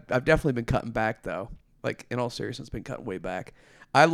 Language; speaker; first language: English; native; English